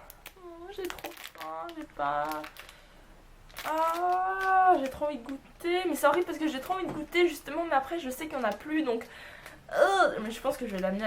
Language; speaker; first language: French; native; French